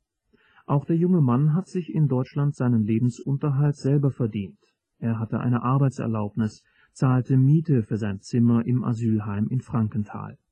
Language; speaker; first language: German; native; German